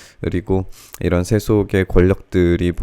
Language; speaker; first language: Korean; native; Korean